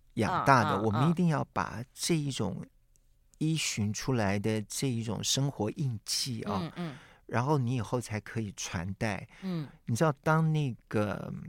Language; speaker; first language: Chinese; native; Chinese